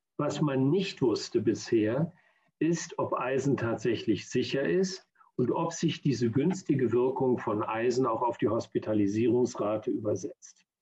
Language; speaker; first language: German; native; German